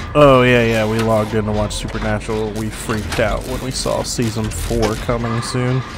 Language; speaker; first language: English; native; English